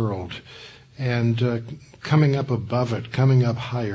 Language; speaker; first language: English; native; English